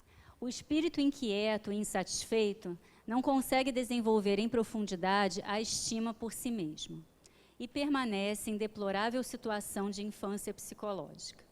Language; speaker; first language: Portuguese; native; Portuguese